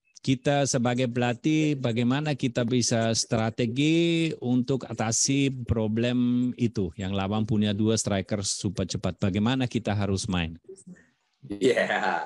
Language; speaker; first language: Indonesian; non-native, fluent; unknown